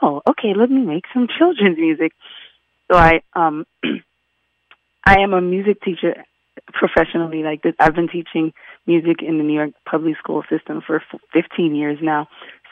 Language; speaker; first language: English; early bilingual, other home language; Haitian Creole